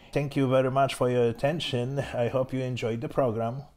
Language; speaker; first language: English; non-native, fluent; Polish